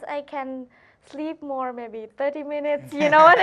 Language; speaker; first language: English; non-native, learner; Thai